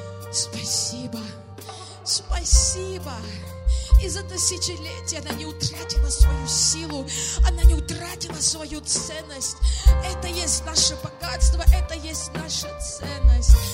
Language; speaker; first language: Russian; native; Russian